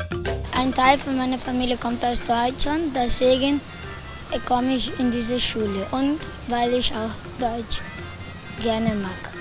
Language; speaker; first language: German; non-native, learner; Portuguese